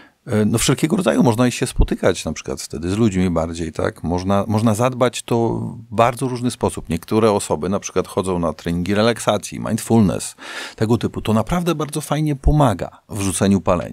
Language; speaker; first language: Polish; native; Polish